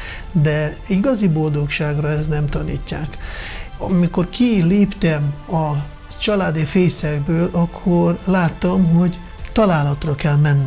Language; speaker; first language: Hungarian; non-native, fluent; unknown